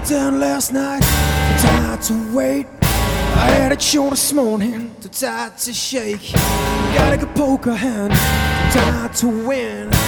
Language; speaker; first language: English; native; English